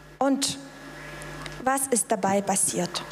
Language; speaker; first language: German; non-native, fluent; Russian